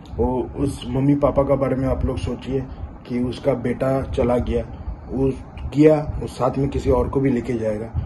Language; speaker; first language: Hindi; non-native, local second language; Bangla